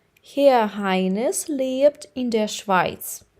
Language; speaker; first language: German; non-native, fluent; Ukrainian